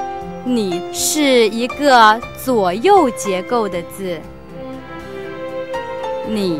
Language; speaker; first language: Chinese; native; Chinese